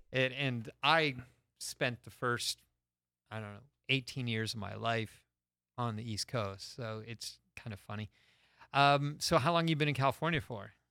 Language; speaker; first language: English; native; English